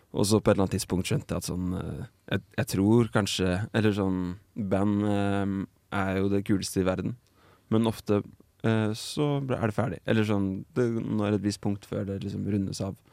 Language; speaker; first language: Norwegian; native; Norwegian